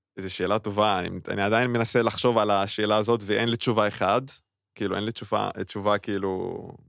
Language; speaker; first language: Hebrew; non-native, local second language; Arabic